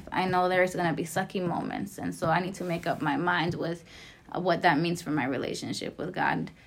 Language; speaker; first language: English; native; English